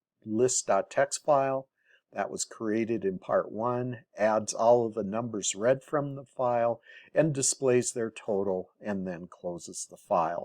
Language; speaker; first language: English; native; English